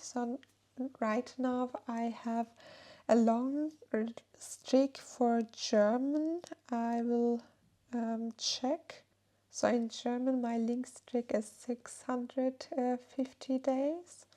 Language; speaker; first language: English; non-native, fluent; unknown